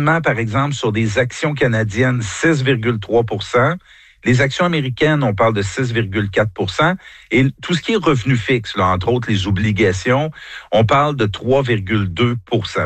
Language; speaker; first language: French; native; French